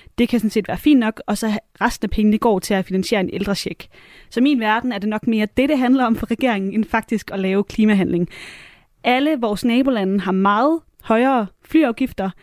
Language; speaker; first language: Danish; native; Danish